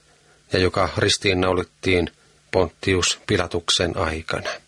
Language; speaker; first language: Finnish; native; Finnish